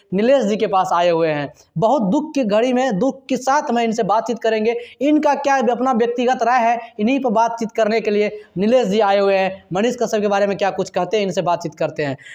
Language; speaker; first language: Hindi; native; Hindi